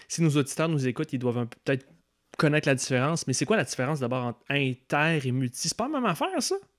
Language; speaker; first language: French; native; French